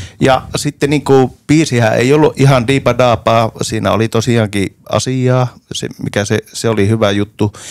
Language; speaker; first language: Finnish; native; Finnish